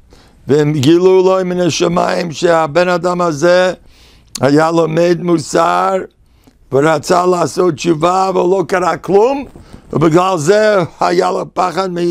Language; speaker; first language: Hebrew; non-native, fluent; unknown